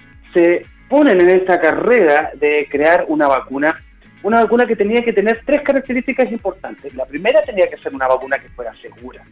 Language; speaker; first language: Spanish; native; Spanish